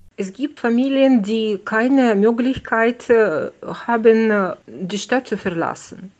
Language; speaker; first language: German; non-native, fluent; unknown